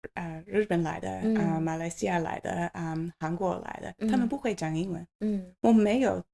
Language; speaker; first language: Chinese; non-native, learner; English